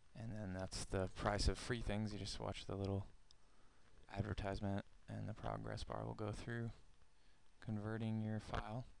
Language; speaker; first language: English; native; English